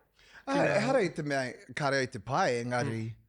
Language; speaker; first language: Māori; non-native, local second language; English